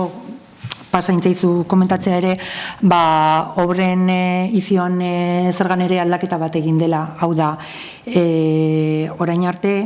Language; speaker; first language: Basque; native; Basque